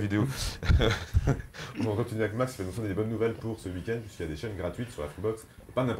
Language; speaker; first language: French; native; French